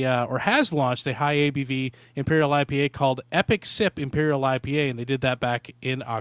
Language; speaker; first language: English; native; English